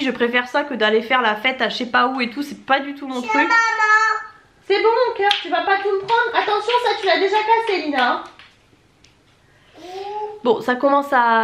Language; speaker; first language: French; native; French